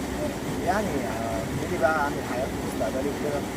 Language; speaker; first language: Arabic; native; Arabic